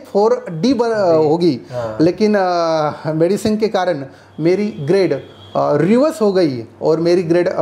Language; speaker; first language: Hindi; non-native, local second language; Marathi